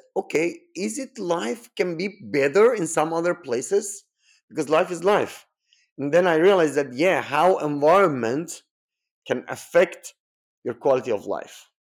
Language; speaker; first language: English; non-native, fluent; Persian